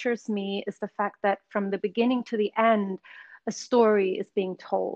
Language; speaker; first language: English; non-native, fluent; Swedish